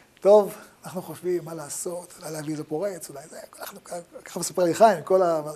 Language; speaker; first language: Hebrew; native; Hebrew